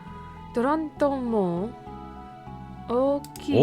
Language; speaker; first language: Japanese; non-native, learner; English